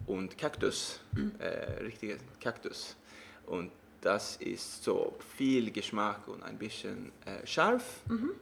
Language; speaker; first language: German; non-native, learner; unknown